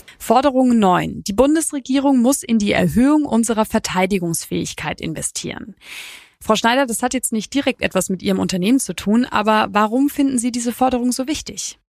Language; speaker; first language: German; native; German